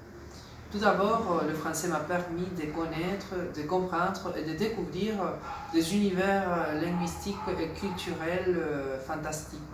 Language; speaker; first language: French; non-native, fluent; Spanish